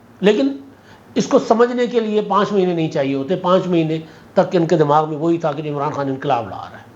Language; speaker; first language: Urdu; non-native, local second language; Sindhi